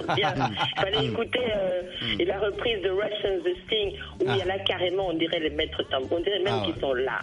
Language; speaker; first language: French; native; French